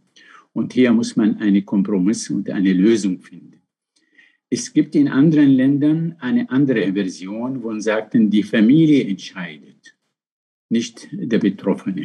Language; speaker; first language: German; non-native, fluent; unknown